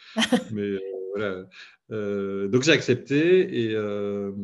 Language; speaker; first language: French; native; French